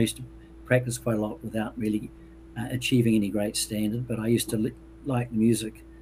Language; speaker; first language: English; native; English